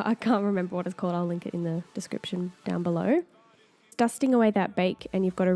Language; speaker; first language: English; native; English